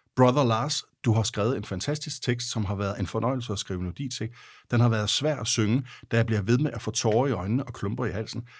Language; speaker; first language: Danish; native; Danish